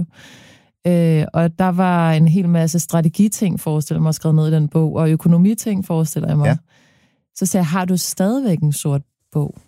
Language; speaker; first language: Danish; native; Danish